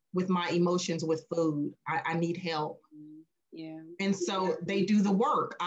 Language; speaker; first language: English; native; English